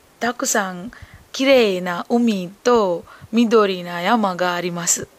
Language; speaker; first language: Japanese; non-native, learner; Sinhala